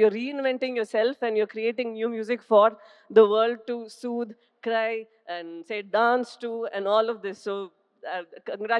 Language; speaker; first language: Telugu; non-native, fluent; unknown